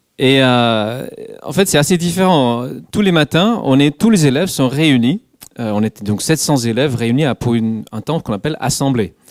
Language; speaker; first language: French; non-native, fluent; English